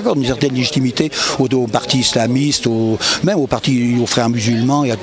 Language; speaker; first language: French; native; French